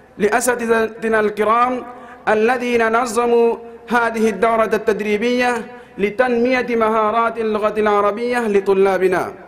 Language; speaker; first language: Arabic; non-native, fluent; Bangla